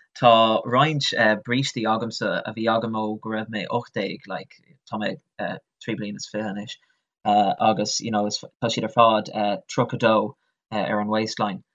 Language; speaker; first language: Irish; non-native, local second language; English